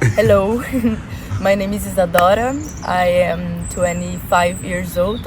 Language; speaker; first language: English; non-native, fluent; Portuguese